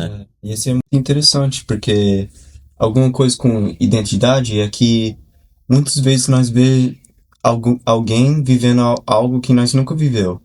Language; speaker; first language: Portuguese; early bilingual, heritage; Portuguese